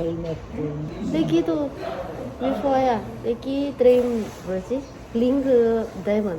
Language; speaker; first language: Korean; non-native, learner; Thai